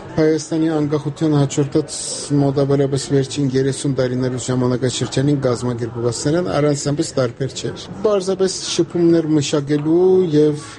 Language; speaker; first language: Armenian; native; Armenian